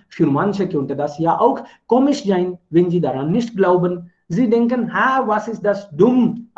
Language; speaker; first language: German; non-native, fluent; Hindi